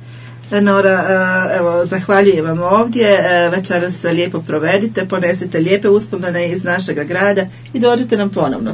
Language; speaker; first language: Serbian; native; Serbian